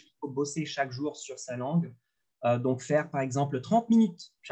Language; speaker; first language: French; non-native, local second language; Arabic